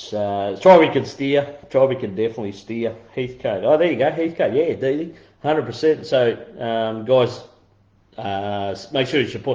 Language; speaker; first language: English; native; English